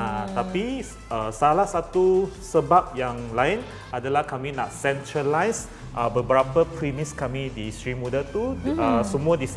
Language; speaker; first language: Malay; native; Malay